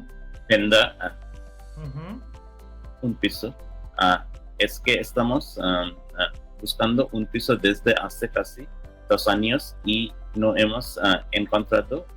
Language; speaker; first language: Spanish; non-native, learner; English